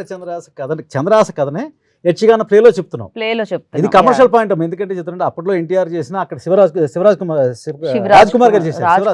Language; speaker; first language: Telugu; native; Telugu